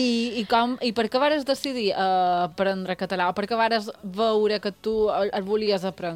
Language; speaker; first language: Catalan; native; Catalan